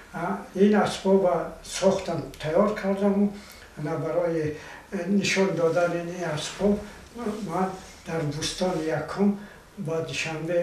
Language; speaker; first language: Persian; non-native, local second language; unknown